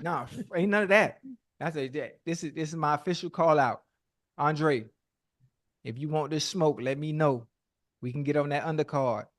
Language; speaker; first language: English; native; English